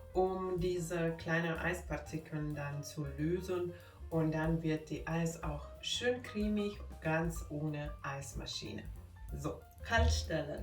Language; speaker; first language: German; non-native, fluent; Finnish